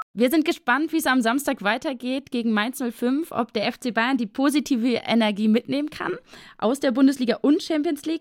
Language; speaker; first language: German; native; German